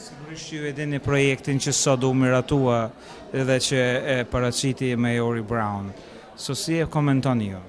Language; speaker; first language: Albanian; native; Albanian